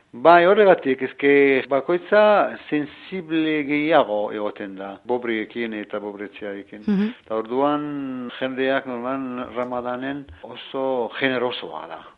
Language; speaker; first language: Basque; non-native, learner; Arabic